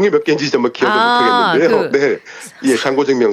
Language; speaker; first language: Korean; native; Korean